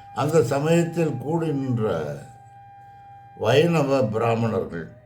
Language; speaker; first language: Tamil; native; Tamil